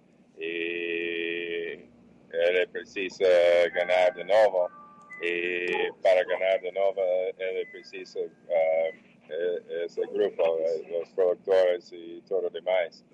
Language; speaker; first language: Portuguese; non-native, fluent; English